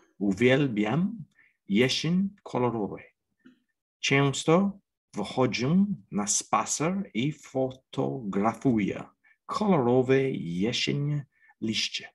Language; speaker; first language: Polish; non-native, learner; English